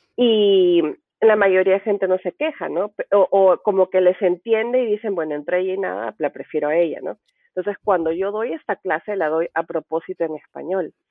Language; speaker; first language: Spanish; native; Spanish